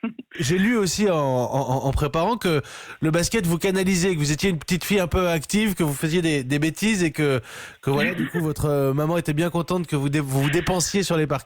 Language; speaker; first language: French; native; French